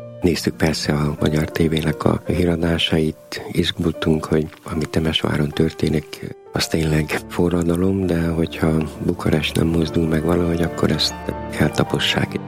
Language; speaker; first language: Hungarian; native; Hungarian